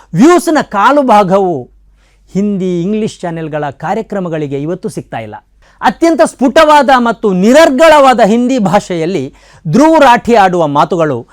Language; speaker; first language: Kannada; native; Kannada